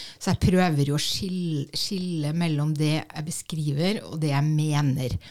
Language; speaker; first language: Norwegian; native; Norwegian